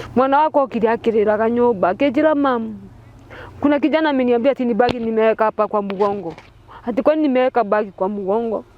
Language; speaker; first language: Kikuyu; non-native, local second language; Turkish